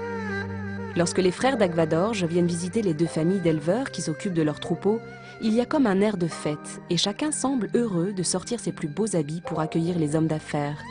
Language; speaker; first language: French; native; French